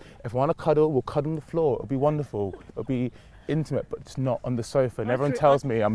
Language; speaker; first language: English; native; English